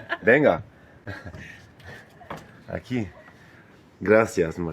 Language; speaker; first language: Spanish; non-native, learner; French